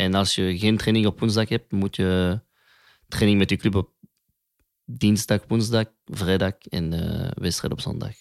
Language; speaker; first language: Dutch; non-native, local second language; French